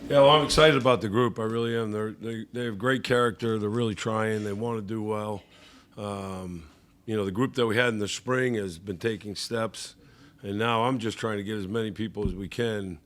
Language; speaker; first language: English; native; English